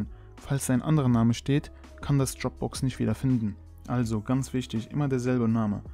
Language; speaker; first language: German; native; German